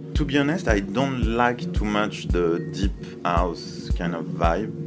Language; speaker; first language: English; non-native, fluent; French